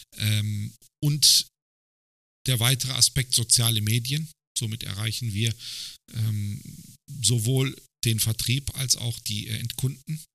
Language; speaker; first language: German; early bilingual, other home language; Turkish